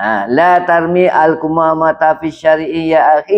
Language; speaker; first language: Arabic; non-native, fluent; Malay